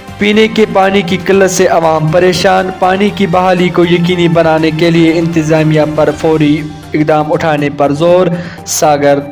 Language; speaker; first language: Urdu; non-native, local second language; Kashmiri